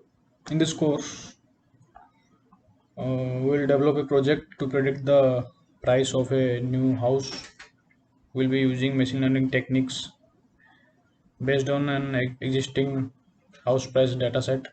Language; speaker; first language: English; non-native, local second language; Odia